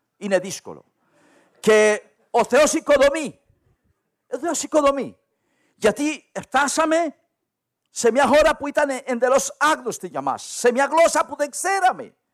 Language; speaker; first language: Greek; non-native, learner; Spanish